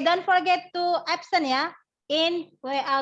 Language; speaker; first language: English; non-native, learner; Indonesian